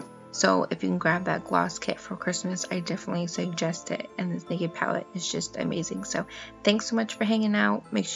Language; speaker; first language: English; native; English